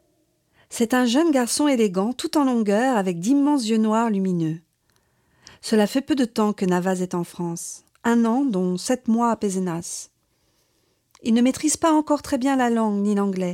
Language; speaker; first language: French; native; French